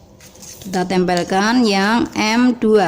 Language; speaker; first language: Indonesian; native; Indonesian